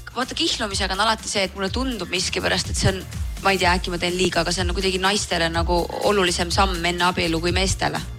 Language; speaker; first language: Estonian; native; Estonian